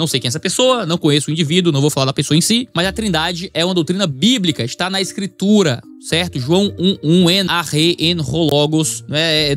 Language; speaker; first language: Portuguese; native; Portuguese